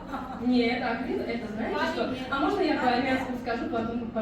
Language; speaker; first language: Russian; non-native, fluent; Armenian